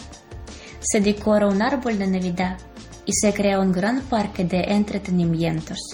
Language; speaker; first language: Spanish; non-native, fluent; Ukrainian